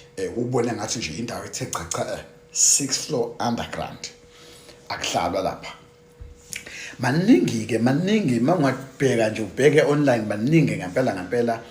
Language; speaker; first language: Zulu; native; Zulu